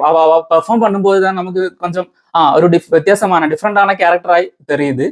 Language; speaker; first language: Tamil; non-native, learner; Malayalam